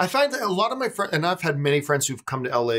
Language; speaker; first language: English; native; English